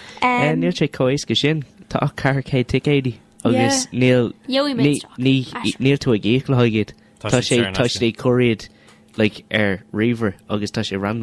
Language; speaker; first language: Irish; non-native, local second language; English